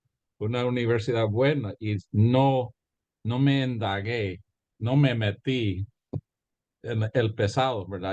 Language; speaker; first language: Spanish; early bilingual, heritage; Spanish